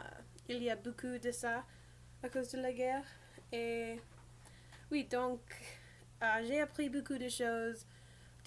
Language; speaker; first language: French; non-native, learner; English